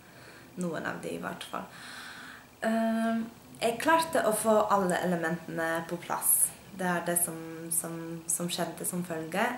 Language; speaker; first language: Norwegian; non-native, fluent; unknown